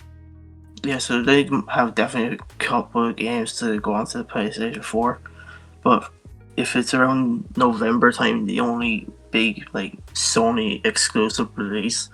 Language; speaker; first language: English; native; English